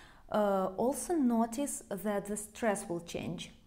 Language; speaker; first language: English; non-native, fluent; Russian